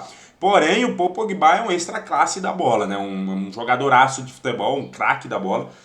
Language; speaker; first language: Portuguese; native; Portuguese